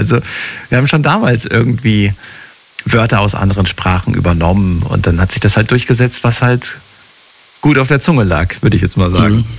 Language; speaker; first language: German; native; German